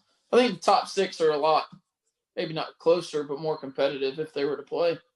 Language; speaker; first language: English; native; English